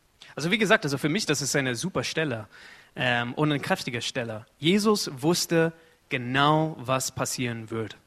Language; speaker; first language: German; non-native, fluent; Arabic